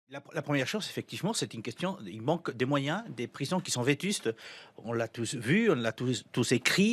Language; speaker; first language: French; non-native, fluent; Spanish